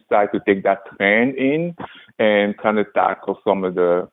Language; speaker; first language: English; non-native, local second language; French